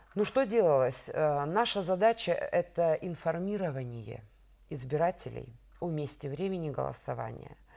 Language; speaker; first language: Russian; native; Russian